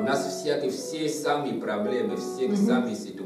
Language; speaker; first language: Russian; non-native, fluent; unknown